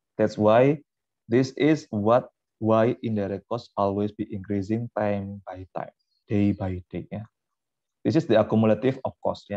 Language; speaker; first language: English; non-native, fluent; Indonesian